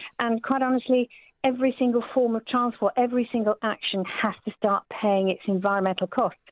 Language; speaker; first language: English; native; English